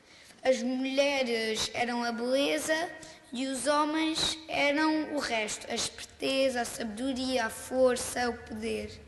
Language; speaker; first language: Portuguese; non-native, local second language; French